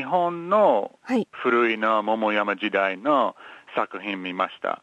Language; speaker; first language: Japanese; non-native, learner; English